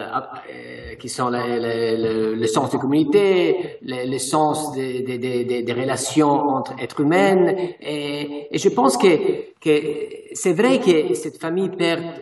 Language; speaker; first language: French; non-native, fluent; Italian